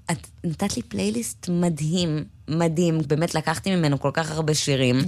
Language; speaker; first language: Hebrew; native; Hebrew